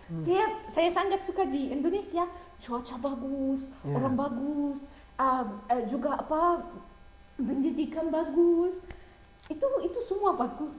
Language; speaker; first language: Indonesian; non-native, learner; Arabic